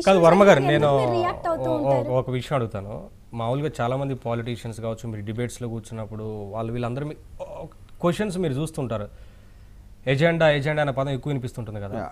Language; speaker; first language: Telugu; native; Telugu